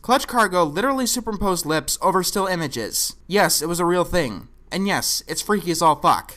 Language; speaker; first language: English; native; English